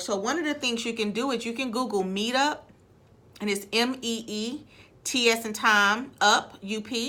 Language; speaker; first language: English; native; English